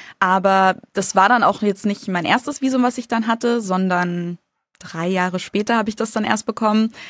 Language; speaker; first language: German; native; German